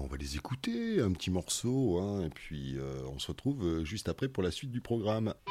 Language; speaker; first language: French; native; French